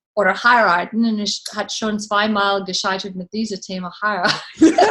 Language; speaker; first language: German; non-native, learner; English